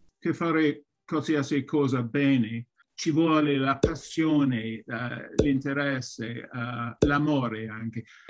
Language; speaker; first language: Italian; non-native, learner; English